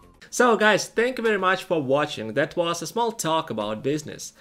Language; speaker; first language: English; non-native, fluent; Russian